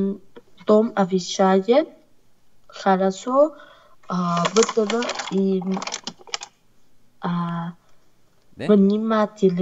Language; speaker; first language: Russian; non-native, learner; Vietnamese